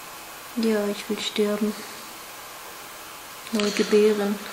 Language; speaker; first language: German; native; German